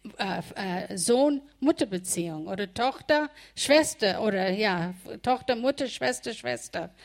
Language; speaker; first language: German; non-native, fluent; English